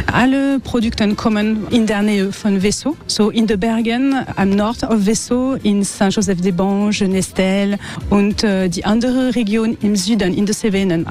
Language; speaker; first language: German; non-native, learner; French